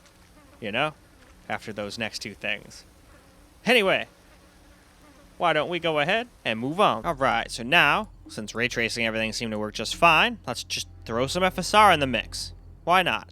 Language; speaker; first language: English; native; English